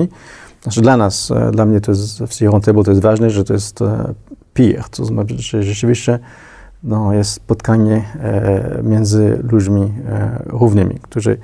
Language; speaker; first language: Polish; non-native, fluent; French